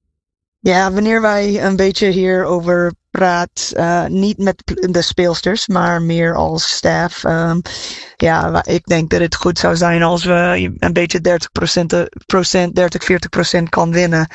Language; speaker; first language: Dutch; non-native, fluent; English